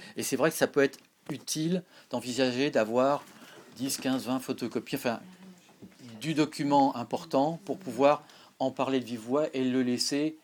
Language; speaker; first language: French; native; French